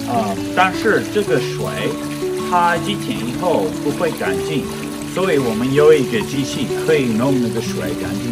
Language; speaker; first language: Chinese; non-native, learner; English